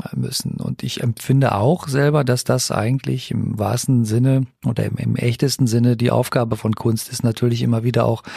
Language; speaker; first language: German; native; German